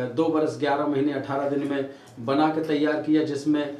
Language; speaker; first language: Hindi; native; Hindi